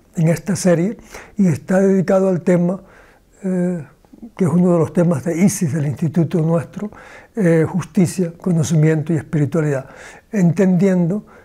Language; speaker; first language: Spanish; native; Spanish